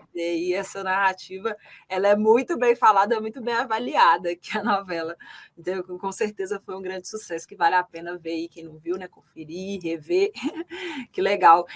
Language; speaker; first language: Portuguese; native; Portuguese